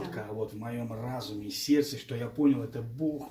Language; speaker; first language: Russian; native; Russian